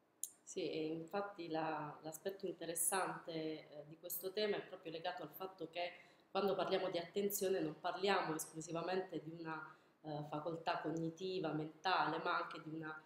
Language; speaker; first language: Italian; native; Italian